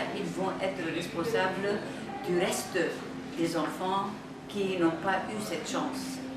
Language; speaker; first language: French; non-native, local second language; Arabic